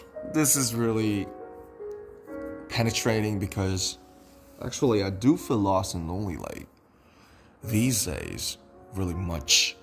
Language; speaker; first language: English; non-native, fluent; Korean